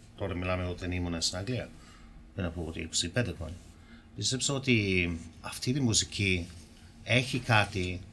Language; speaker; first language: Greek; non-native, fluent; English